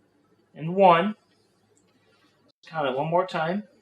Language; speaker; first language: English; native; English